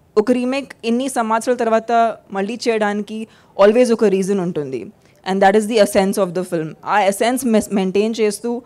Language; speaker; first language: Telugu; non-native, fluent; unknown